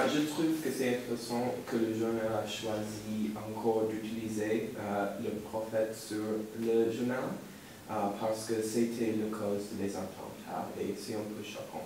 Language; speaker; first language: French; non-native, learner; English